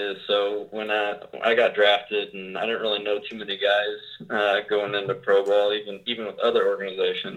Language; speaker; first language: English; native; English